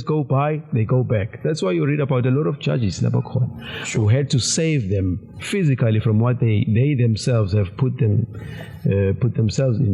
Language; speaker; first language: English; non-native, local second language; Zulu